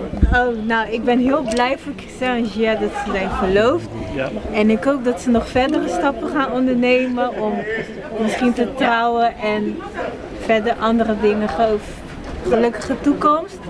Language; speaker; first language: Dutch; early bilingual, other home language; Lingala